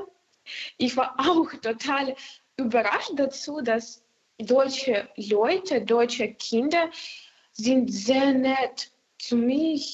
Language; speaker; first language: German; non-native, learner; Ukrainian